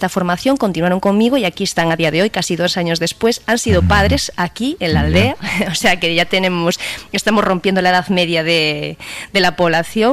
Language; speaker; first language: Spanish; native; Spanish